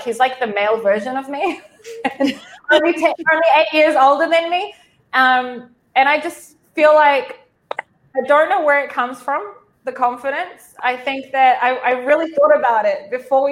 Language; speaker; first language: English; native; English